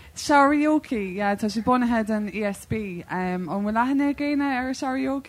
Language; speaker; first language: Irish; non-native, local second language; English